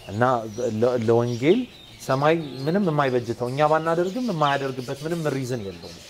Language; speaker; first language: Amharic; native; Amharic